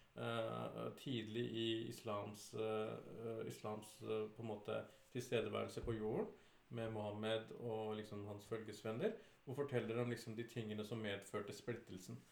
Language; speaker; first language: Norwegian; early bilingual, other home language; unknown